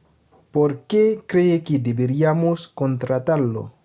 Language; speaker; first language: Spanish; non-native, fluent; Haitian Creole